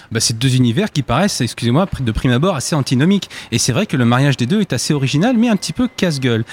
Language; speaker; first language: French; native; French